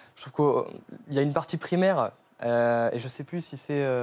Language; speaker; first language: French; native; French